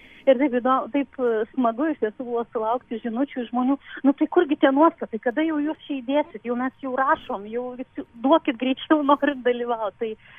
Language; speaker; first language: Lithuanian; native; Lithuanian